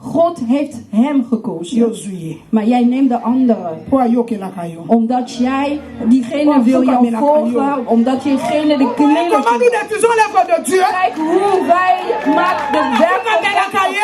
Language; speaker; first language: Dutch; non-native, learner; Lingala